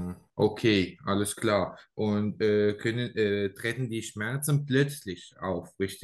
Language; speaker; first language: German; non-native, learner; Arabic